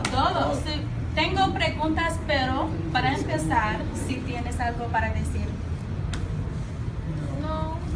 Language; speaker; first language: Spanish; non-native, learner; English